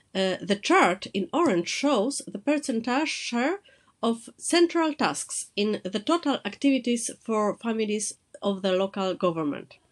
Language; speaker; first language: English; non-native, fluent; Polish